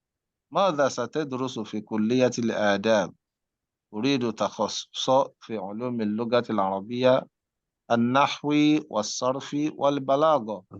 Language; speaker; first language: Arabic; non-native, fluent; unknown